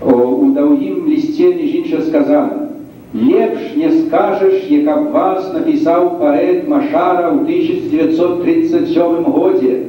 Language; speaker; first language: Belarusian; native; Belarusian